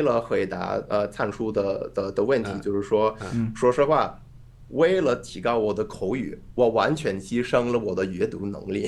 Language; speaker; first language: Chinese; non-native, fluent; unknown